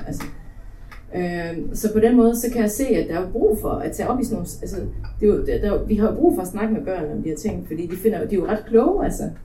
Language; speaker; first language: Danish; early bilingual, other home language; Polish